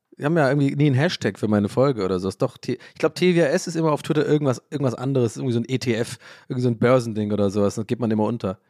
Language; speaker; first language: German; early bilingual, other home language; English